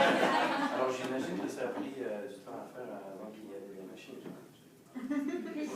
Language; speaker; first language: French; native; French